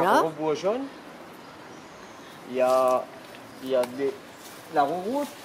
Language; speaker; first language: French; non-native, local second language; Réunion Creole French